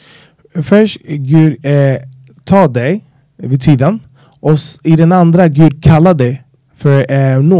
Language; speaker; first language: Swedish; non-native, fluent; Spanish